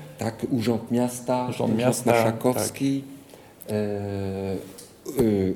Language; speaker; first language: Polish; non-native, fluent; French